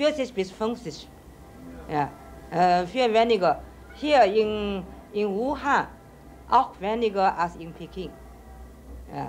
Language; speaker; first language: German; non-native, learner; Chinese